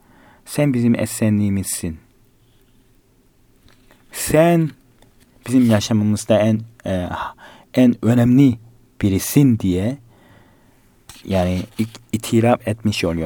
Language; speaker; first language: Turkish; non-native, fluent; Korean